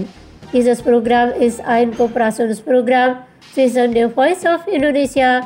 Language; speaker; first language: German; non-native, fluent; Indonesian